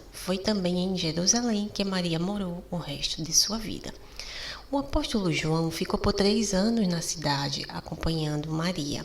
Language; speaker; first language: Portuguese; native; Portuguese